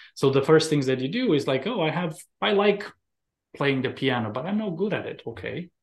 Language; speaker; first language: English; non-native, fluent; Romanian